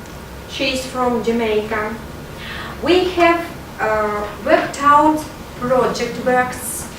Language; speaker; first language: English; non-native, fluent; Russian